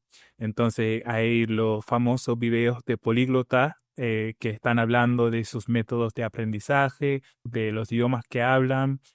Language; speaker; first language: Spanish; non-native, fluent; English